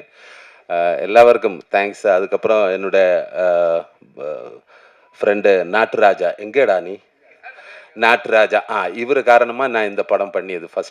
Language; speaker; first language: Tamil; non-native, learner; Malayalam